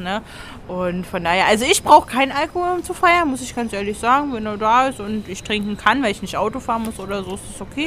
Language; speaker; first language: German; native; German